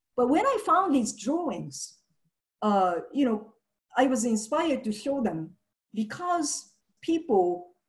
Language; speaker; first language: English; early bilingual, other home language; Japanese